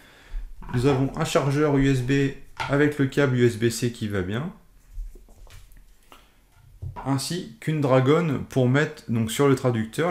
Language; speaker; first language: French; native; French